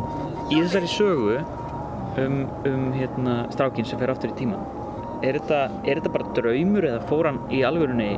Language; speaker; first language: Icelandic; native; Icelandic